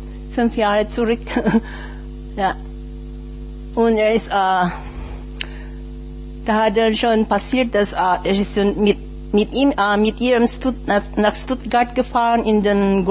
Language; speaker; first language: German; non-native, learner; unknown